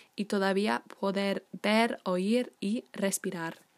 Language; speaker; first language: Spanish; non-native, fluent; English